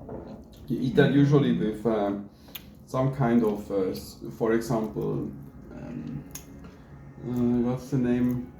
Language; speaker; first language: English; non-native, learner; German